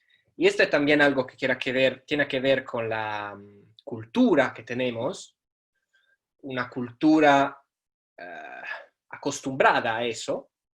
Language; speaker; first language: Spanish; non-native, fluent; Italian